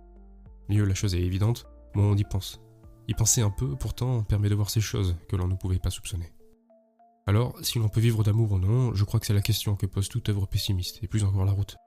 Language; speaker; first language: French; native; French